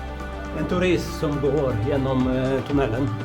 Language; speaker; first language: Swedish; non-native, learner; Polish